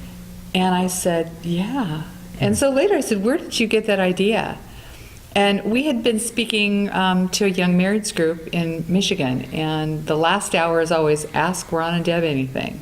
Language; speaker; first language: English; native; English